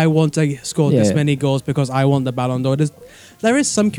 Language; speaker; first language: English; native; English